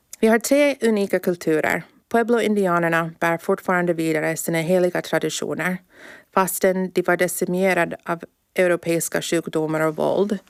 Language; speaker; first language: Swedish; early bilingual, heritage; Swedish